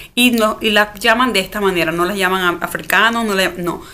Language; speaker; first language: Spanish; native; Spanish